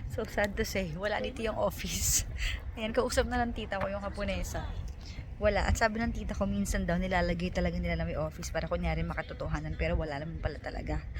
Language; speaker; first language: Filipino; native; Filipino